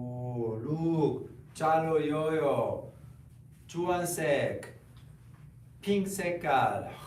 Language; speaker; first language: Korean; non-native, learner; Italian